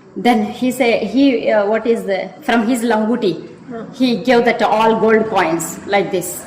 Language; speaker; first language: English; non-native, local second language; Telugu